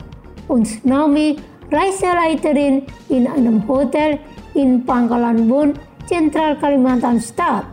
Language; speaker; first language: German; non-native, local second language; Indonesian